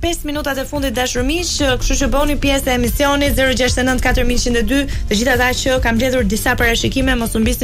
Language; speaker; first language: Albanian; native; Albanian